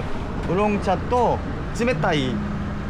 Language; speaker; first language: Japanese; non-native, learner; Korean